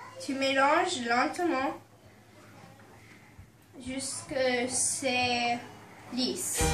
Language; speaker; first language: French; non-native, learner; English